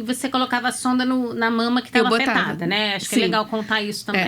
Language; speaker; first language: Portuguese; native; Portuguese